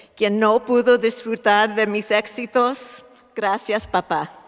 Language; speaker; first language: Spanish; early bilingual, heritage; Spanish